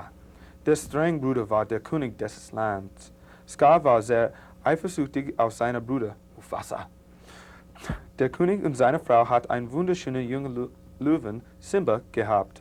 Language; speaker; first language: German; non-native, learner; English